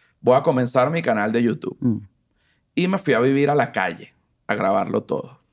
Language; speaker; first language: Spanish; native; Spanish